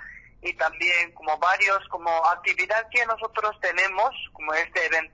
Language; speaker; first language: Spanish; non-native, learner; Korean